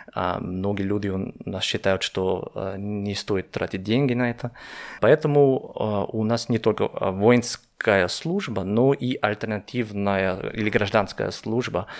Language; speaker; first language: Russian; non-native, fluent; German